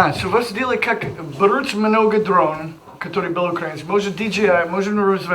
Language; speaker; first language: Russian; non-native, learner; English